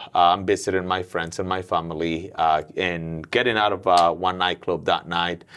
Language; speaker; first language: English; non-native, fluent; Spanish